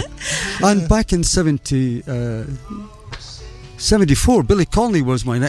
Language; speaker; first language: English; native; English